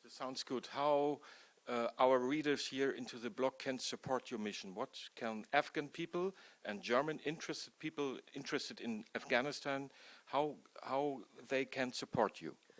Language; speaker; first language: English; non-native, learner; German